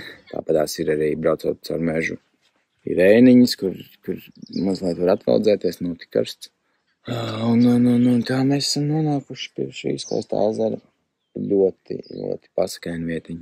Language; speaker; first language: Latvian; native; Latvian